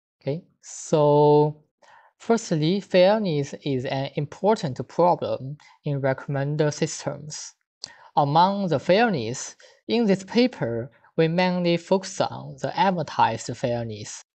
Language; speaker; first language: English; non-native, fluent; Chinese